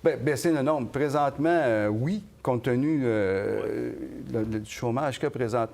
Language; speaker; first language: French; native; French